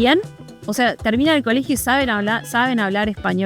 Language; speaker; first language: Spanish; native; Spanish